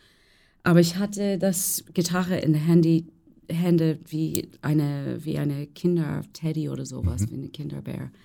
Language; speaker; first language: German; non-native, learner; English